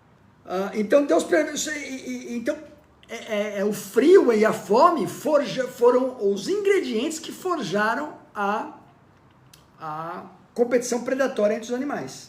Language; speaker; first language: Portuguese; native; Portuguese